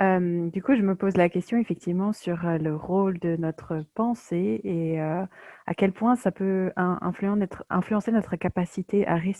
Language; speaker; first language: French; native; French